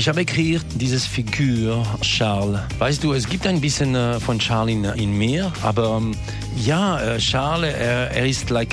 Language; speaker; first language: German; non-native, local second language; French